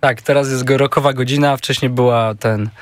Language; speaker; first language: Polish; native; Polish